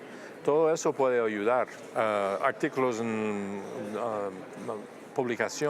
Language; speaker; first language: Spanish; non-native, fluent; English